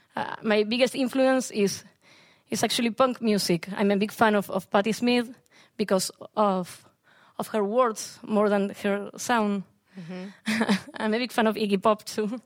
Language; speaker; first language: English; non-native, learner; Spanish